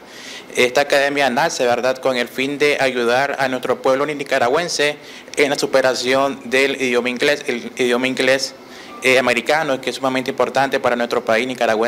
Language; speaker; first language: Spanish; native; Spanish